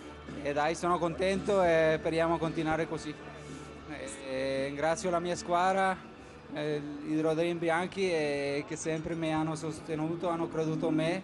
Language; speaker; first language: Italian; non-native, fluent; Spanish